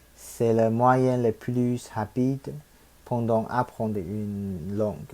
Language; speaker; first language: French; non-native, learner; Chinese